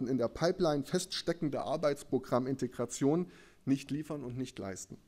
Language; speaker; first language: German; native; German